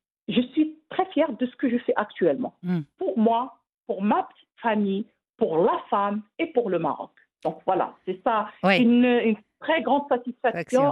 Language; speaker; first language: French; non-native, local second language; Arabic